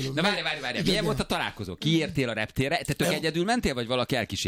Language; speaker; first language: Hungarian; native; Hungarian